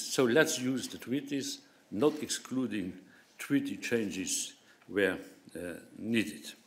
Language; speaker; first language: English; non-native, fluent; Luxembourgish